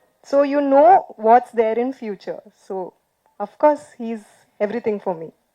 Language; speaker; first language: English; non-native, local second language; Tamil